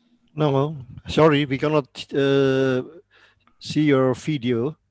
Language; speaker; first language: English; non-native, learner; Indonesian